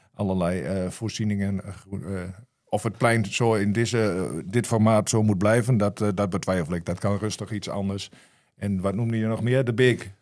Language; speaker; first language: Dutch; native; Dutch